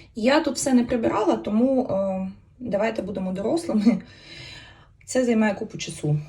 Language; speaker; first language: Ukrainian; native; Ukrainian